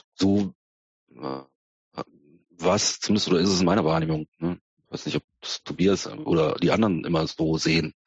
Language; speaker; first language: German; native; German